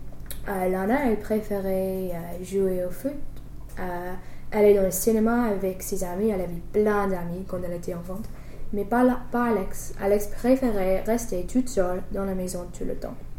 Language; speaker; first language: French; non-native, fluent; English